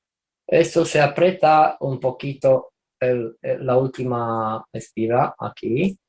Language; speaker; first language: Spanish; non-native, fluent; Romanian